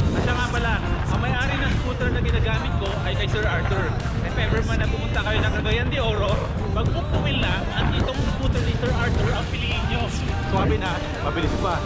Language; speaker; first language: Filipino; non-native, local second language; Aklanon